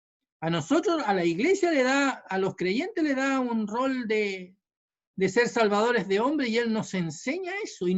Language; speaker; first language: Spanish; native; Spanish